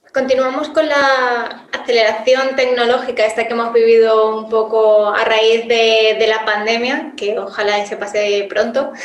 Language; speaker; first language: Spanish; native; Spanish